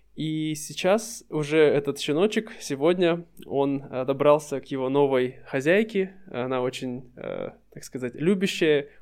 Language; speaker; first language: Russian; native; Russian